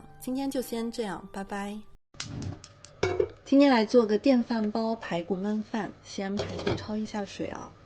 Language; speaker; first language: Chinese; native; Chinese